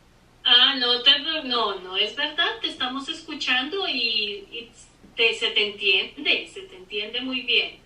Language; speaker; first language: Spanish; non-native, fluent; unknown